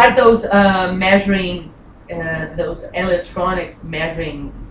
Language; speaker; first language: English; non-native, learner; Portuguese